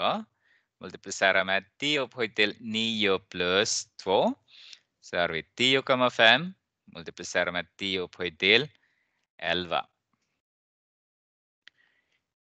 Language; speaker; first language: Swedish; non-native, fluent; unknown